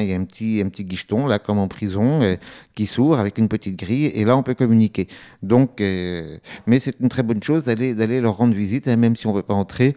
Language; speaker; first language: French; native; French